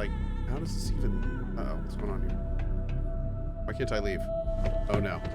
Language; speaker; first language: English; native; English